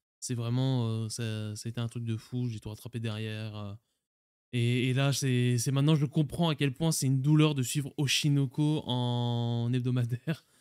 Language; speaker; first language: French; native; French